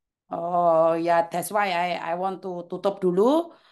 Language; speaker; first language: English; non-native, learner; Javanese